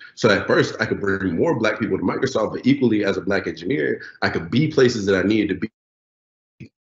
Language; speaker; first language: English; non-native, local second language; Yoruba